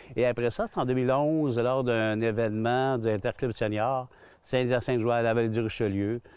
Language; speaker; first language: French; native; French